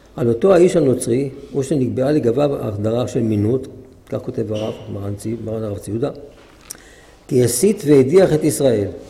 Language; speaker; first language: Hebrew; native; Hebrew